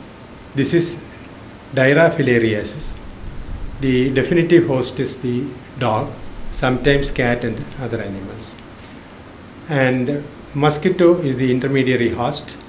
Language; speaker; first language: English; non-native, local second language; Malayalam